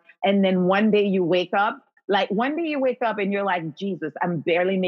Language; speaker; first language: English; non-native, fluent; Haitian Creole